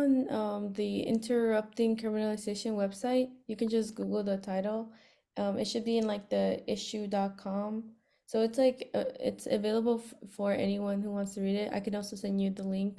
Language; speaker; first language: English; native; English